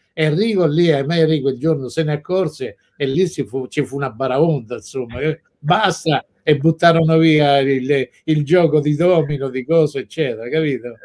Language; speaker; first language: Italian; early bilingual, other home language; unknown